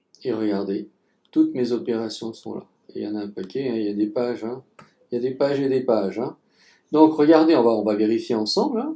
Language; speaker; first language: French; native; French